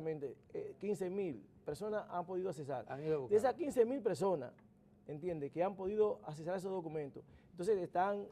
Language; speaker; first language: Spanish; native; Spanish